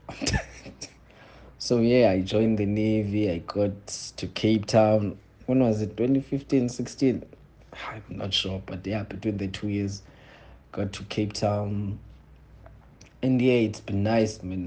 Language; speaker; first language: English; non-native, local second language; Xhosa